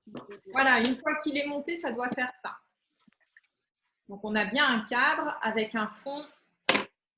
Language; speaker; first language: French; native; French